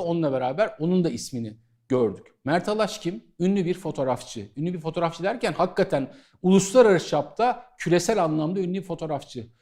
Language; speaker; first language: Turkish; native; Turkish